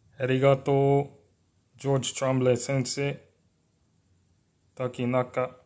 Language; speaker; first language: Japanese; non-native, learner; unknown